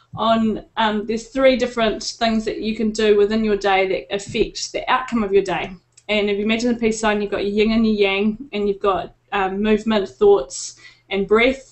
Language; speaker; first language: English; native; English